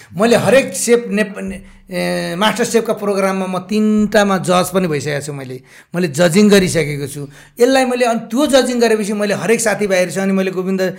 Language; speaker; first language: Nepali; native; Nepali